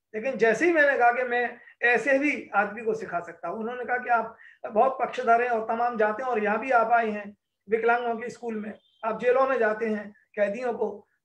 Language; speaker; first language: Hindi; native; Hindi